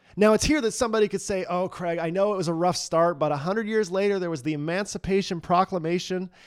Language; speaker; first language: English; native; English